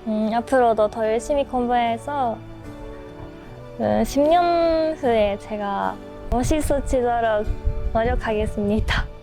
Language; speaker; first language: Korean; non-native, learner; Japanese